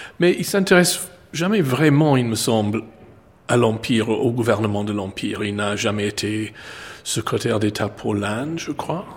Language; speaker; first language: French; non-native, fluent; English